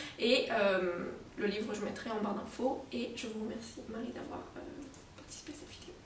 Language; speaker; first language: French; native; French